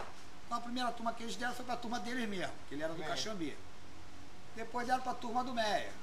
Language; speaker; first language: Portuguese; native; Portuguese